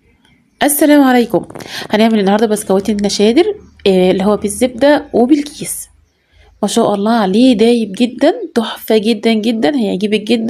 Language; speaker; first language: Arabic; native; Arabic